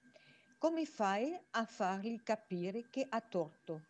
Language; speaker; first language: Italian; non-native, learner; French